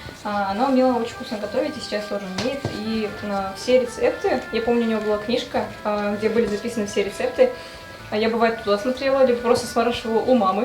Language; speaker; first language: Russian; native; Russian